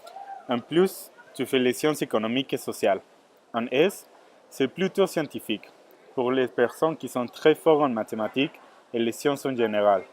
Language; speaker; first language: French; non-native, learner; Spanish